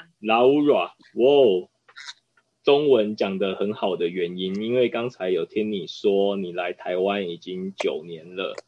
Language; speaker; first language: Chinese; native; Chinese